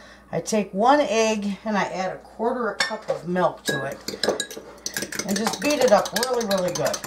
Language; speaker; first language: English; native; English